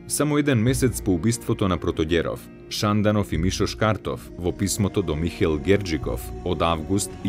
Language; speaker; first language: Macedonian; native; Macedonian